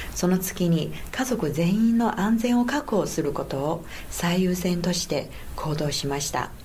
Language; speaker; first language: Japanese; non-native, fluent; Chinese